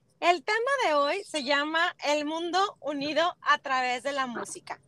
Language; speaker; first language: Spanish; native; Spanish